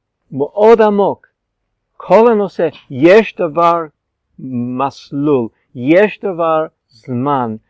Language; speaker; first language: Hebrew; non-native, fluent; English